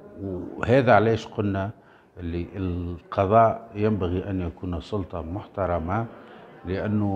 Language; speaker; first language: Arabic; native; Arabic